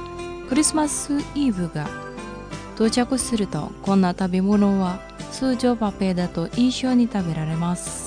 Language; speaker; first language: Japanese; non-native, fluent; Indonesian